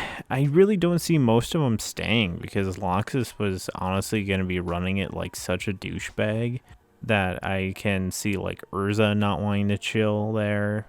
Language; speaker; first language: English; native; English